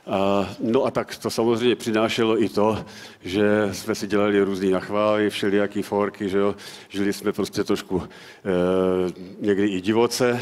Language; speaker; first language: Czech; native; Czech